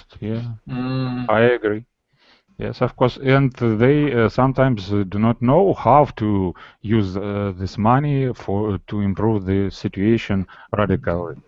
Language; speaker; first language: English; non-native, learner; Russian